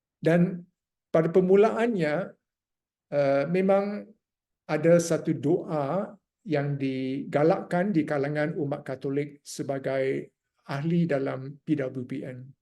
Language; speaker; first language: Malay; non-native, local second language; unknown